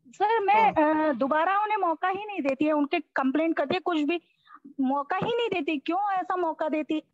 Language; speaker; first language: Hindi; native; Hindi